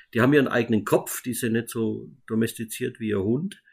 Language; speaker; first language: German; native; German